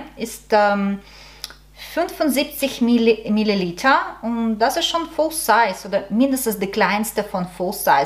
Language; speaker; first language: German; non-native, learner; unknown